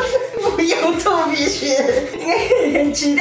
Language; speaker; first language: Chinese; non-native, learner; Japanese